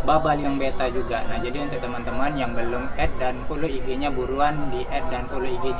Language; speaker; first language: Indonesian; native; Indonesian